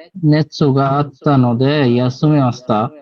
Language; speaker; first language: Japanese; non-native, learner; Bangla